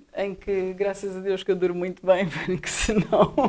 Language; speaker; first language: Portuguese; native; Portuguese